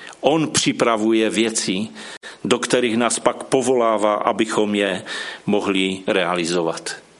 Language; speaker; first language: Czech; non-native, local second language; Polish